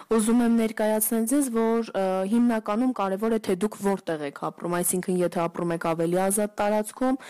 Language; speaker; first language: Armenian; early bilingual, heritage; Turkish